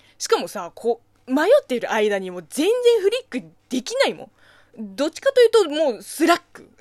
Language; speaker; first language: Japanese; non-native, fluent; Chinese